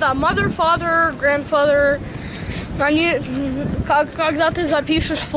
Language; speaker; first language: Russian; early bilingual, heritage; Russian